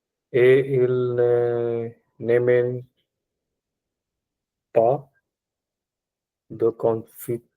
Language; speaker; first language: French; non-native, learner; Punjabi